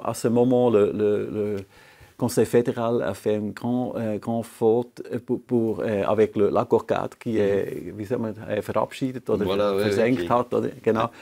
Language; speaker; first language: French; non-native, local second language; German